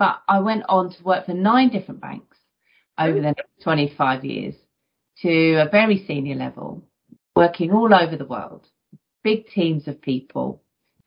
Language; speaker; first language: English; native; English